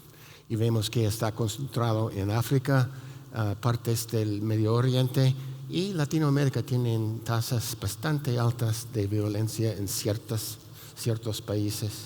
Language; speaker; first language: Spanish; non-native, fluent; English